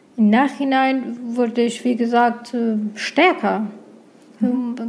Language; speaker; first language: German; non-native, learner; Arabic